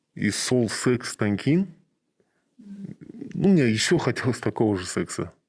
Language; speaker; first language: Russian; non-native, local second language; Kazakh